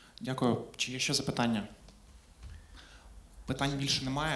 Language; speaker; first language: Ukrainian; native; Ukrainian